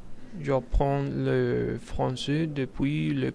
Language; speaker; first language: French; non-native, learner; Spanish